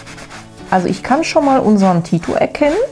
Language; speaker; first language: German; native; German